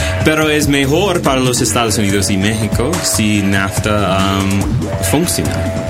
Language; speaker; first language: Spanish; non-native, learner; English